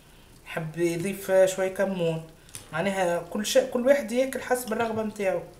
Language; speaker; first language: Arabic; native; Arabic